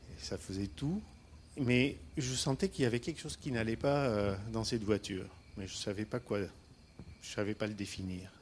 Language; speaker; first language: French; non-native, fluent; Armenian